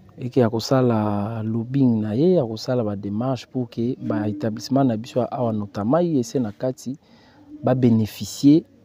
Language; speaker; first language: Lingala; non-native, local second language; Luba-Lulua